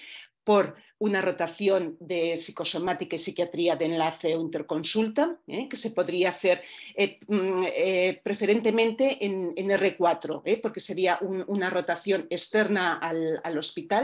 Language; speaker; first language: Spanish; native; Spanish